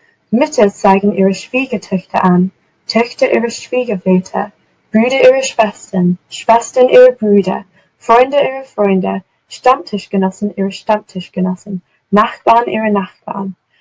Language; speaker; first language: German; non-native, fluent; English